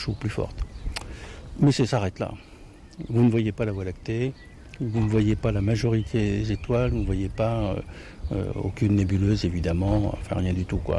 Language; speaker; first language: French; native; French